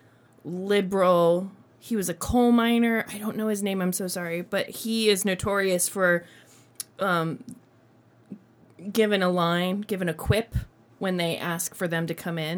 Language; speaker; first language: English; native; English